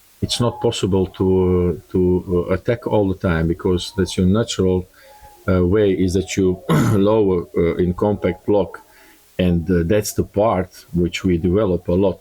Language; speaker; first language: English; non-native, learner; Croatian